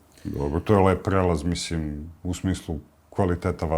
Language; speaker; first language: Bosnian; native; Bosnian